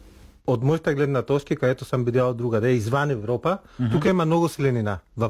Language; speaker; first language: Bulgarian; non-native, fluent; Spanish